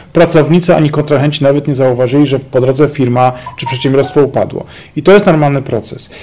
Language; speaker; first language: Polish; native; Polish